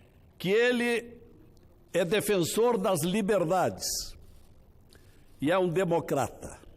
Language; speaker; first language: Portuguese; native; Portuguese